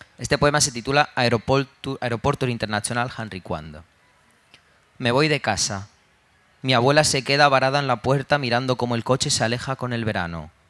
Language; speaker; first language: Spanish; early bilingual, other home language; Romanian